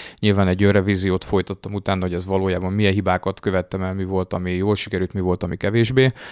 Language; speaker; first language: Hungarian; native; Hungarian